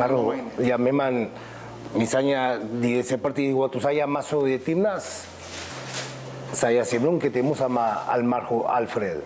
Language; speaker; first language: Indonesian; non-native, fluent; Spanish